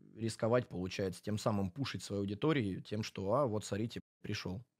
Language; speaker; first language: Russian; native; Russian